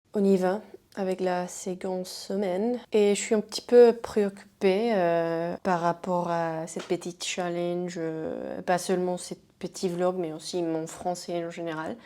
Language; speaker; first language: French; non-native, fluent; Spanish